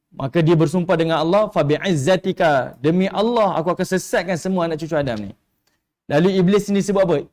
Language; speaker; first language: Malay; native; Malay